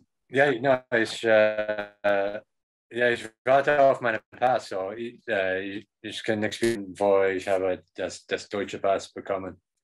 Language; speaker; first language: German; non-native, learner; English